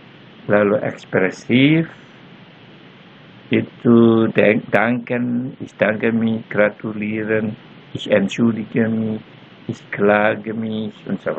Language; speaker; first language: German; non-native, fluent; Indonesian